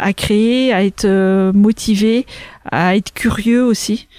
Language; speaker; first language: French; native; French